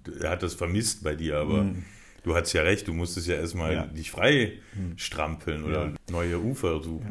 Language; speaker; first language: German; native; German